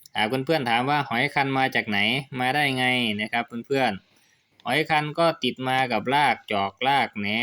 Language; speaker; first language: Thai; non-native, local second language; Northeastern Thai